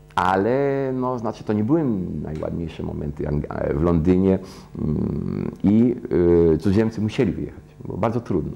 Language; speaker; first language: Polish; early bilingual, heritage; Polish